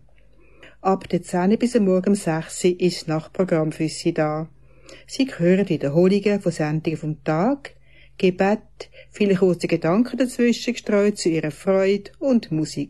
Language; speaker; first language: German; native; German